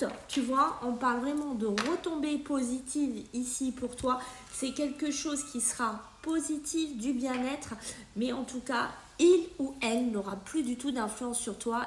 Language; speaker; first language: French; native; French